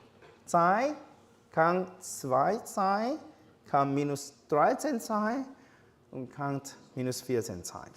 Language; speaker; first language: German; non-native, learner; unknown